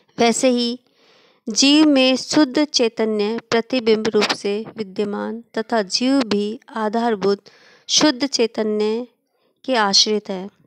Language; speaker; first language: Hindi; native; Hindi